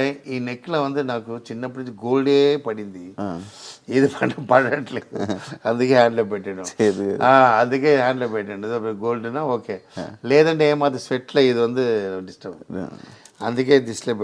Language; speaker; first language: Telugu; non-native, learner; Tamil